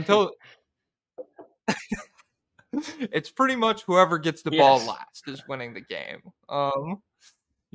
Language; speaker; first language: English; native; English